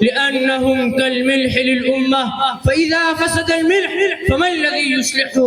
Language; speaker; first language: Arabic; non-native, learner; Urdu